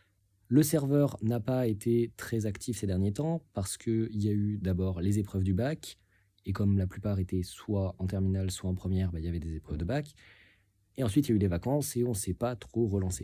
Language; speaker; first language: French; native; French